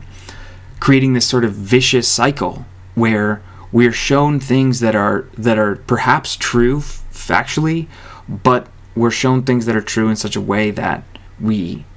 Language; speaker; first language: English; native; English